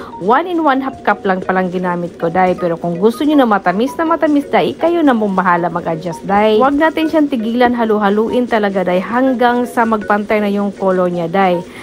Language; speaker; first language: Filipino; non-native, local second language; Cebuano